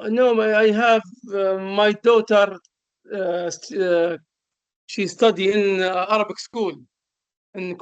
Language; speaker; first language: English; non-native, learner; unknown